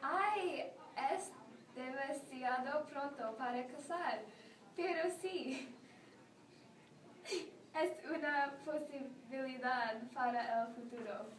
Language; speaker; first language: Spanish; non-native, learner; English